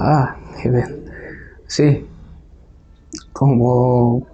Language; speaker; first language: Spanish; non-native, fluent; Bangla